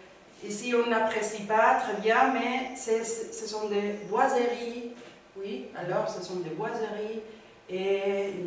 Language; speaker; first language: French; non-native, learner; Spanish